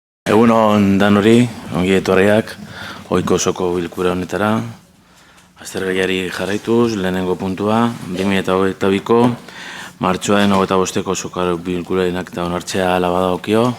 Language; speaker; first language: Basque; native; Basque